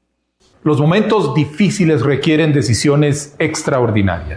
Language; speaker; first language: Spanish; native; Spanish